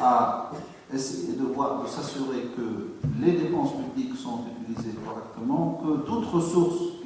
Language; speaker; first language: French; non-native, local second language; Arabic